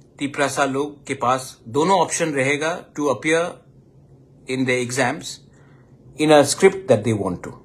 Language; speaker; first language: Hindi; non-native, local second language; Kok Borok